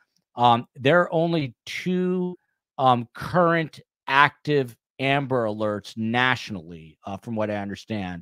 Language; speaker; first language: English; native; English